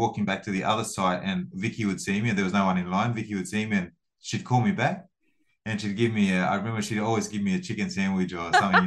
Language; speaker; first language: English; early bilingual, other home language; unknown